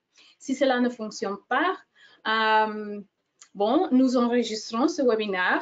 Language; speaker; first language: French; non-native, fluent; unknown